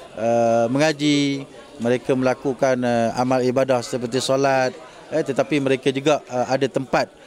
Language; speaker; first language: Malay; native; Malay